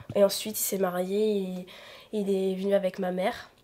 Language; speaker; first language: French; native; French